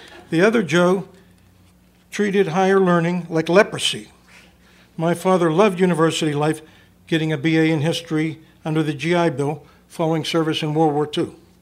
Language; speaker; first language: English; native; English